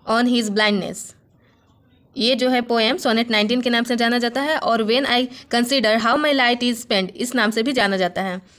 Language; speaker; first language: Hindi; native; Hindi